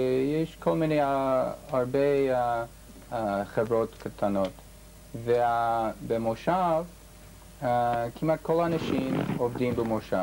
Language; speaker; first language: Hebrew; non-native, learner; English